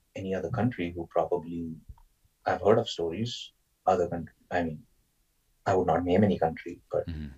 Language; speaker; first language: English; non-native, local second language; Marathi